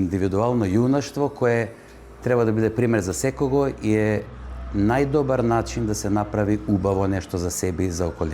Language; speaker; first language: Macedonian; native; Macedonian